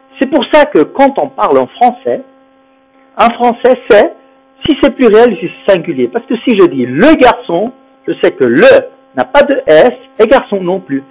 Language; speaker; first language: French; non-native, fluent; Spanish